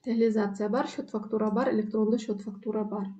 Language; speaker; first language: Russian; non-native, local second language; Kazakh